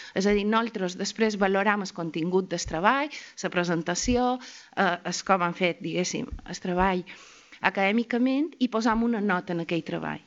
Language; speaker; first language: Catalan; native; Catalan